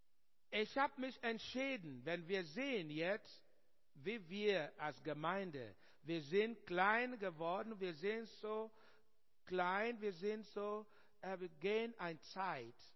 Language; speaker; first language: German; non-native, learner; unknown